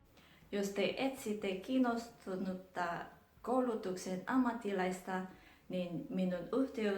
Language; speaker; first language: Finnish; non-native, learner; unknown